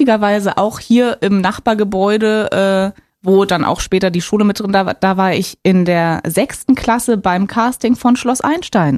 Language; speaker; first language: German; native; German